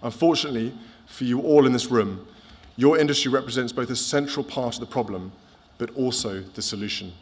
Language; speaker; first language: English; native; English